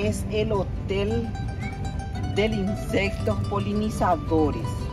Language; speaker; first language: Spanish; non-native, local second language; Guarani